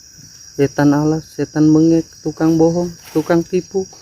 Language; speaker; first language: Indonesian; native; Indonesian